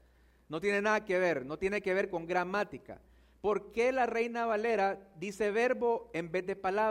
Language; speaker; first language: Spanish; native; Spanish